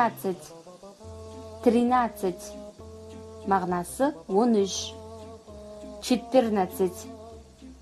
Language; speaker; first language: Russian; non-native, fluent; Kazakh